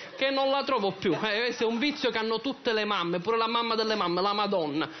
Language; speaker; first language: Italian; native; Italian